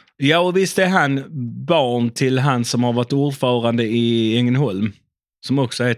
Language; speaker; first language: Swedish; native; Swedish